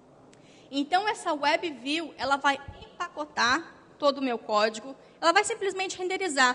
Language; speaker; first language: Portuguese; native; Portuguese